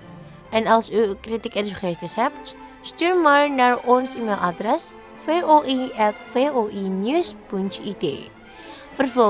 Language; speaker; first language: Dutch; non-native, learner; Indonesian